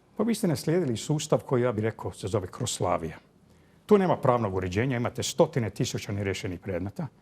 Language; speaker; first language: Bosnian; early bilingual, heritage; Croatian